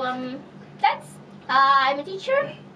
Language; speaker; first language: English; non-native, fluent; Indonesian